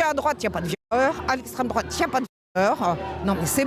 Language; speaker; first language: French; native; French